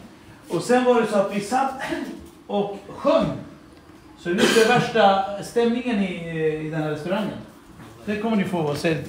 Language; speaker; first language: Swedish; early bilingual, other home language; Assyrian Neo-Aramaic